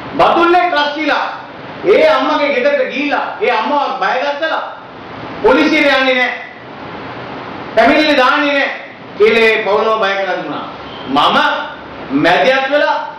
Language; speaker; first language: Sinhala; non-native, local second language; Tamil